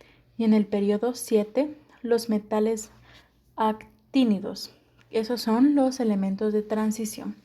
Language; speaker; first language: Spanish; native; Spanish